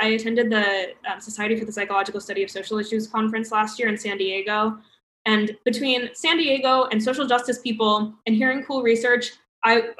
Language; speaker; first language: English; native; English